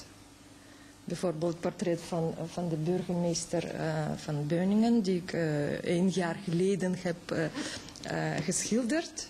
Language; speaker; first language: Dutch; non-native, fluent; Russian